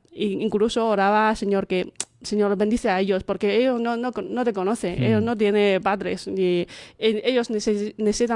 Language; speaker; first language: Spanish; non-native, fluent; Chinese